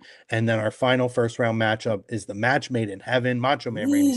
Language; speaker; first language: English; native; English